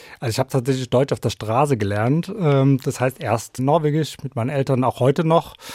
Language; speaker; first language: German; early bilingual, other home language; Norwegian